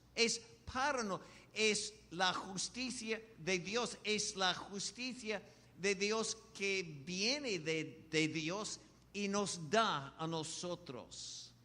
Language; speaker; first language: Spanish; non-native, fluent; English